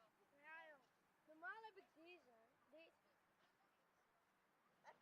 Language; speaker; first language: Dutch; native; Dutch